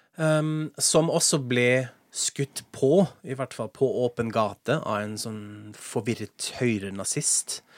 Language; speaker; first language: Norwegian; non-native, fluent; German